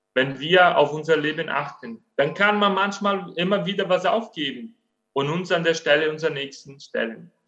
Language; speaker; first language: German; non-native, fluent; Portuguese